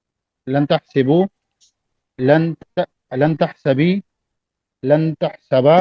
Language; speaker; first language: Arabic; non-native, learner; Urdu